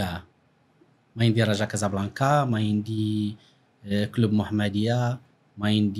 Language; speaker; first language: Indonesian; non-native, fluent; Arabic